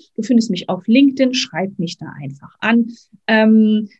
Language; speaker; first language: German; native; German